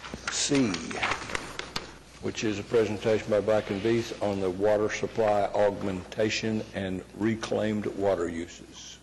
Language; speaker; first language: English; native; English